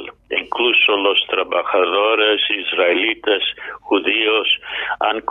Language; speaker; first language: Spanish; non-native, fluent; English